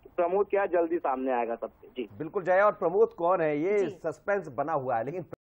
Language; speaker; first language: Hindi; native; Hindi